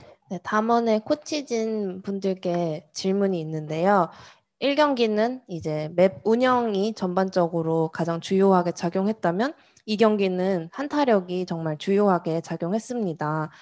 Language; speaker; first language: Korean; native; Korean